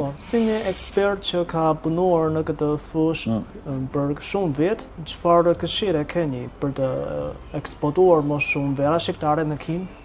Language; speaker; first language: Albanian; non-native, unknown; Chinese